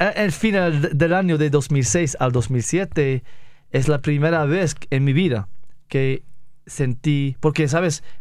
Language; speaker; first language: Spanish; non-native, fluent; Arabic